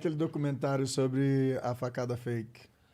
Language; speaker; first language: Portuguese; native; Portuguese